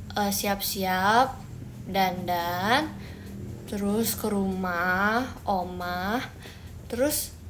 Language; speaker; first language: Indonesian; native; Indonesian